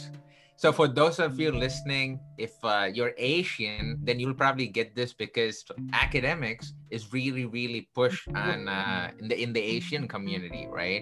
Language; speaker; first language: English; non-native, local second language; Tamil